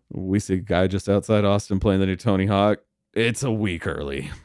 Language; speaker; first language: English; native; English